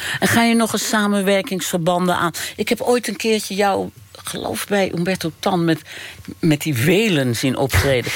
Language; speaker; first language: Dutch; native; Dutch